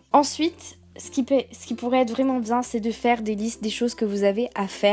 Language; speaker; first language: French; native; French